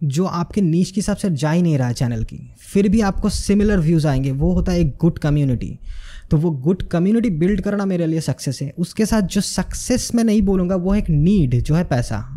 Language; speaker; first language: Hindi; non-native, local second language; Bangla